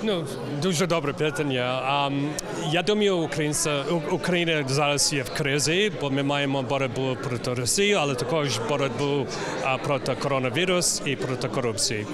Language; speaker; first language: Ukrainian; early bilingual, heritage; English